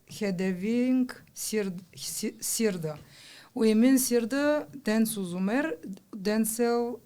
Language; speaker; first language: Armenian; early bilingual, heritage; Armenian